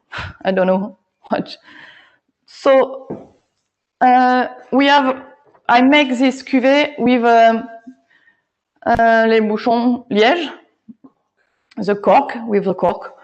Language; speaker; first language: English; non-native, learner; French